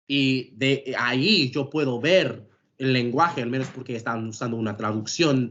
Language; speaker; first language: Spanish; non-native, fluent; English